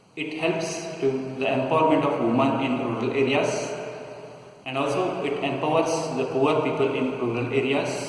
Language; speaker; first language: English; non-native, local second language; Kannada